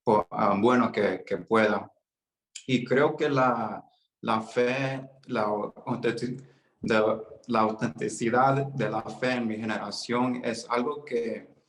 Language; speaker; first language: Spanish; early bilingual, heritage; Spanish